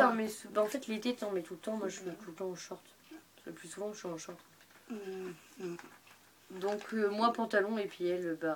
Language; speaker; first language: French; native; French